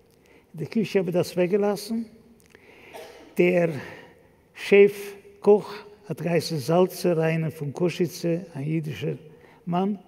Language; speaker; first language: German; non-native, fluent; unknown